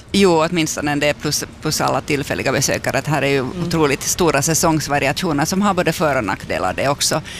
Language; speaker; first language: Swedish; native; Swedish